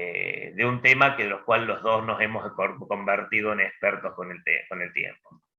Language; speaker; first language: Spanish; native; Spanish